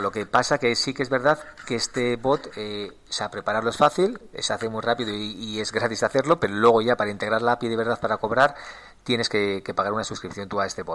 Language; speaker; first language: Spanish; native; Spanish